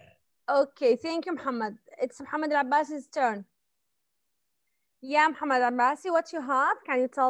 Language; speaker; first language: English; non-native, fluent; Arabic